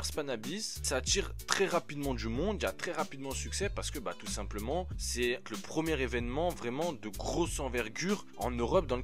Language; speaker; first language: French; native; French